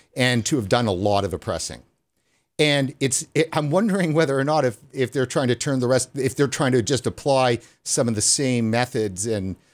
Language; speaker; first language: English; native; English